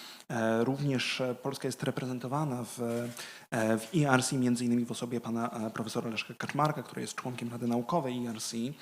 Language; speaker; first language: Polish; native; Polish